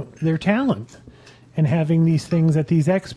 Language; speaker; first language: English; native; English